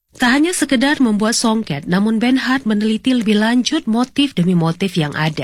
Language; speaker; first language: Indonesian; native; Indonesian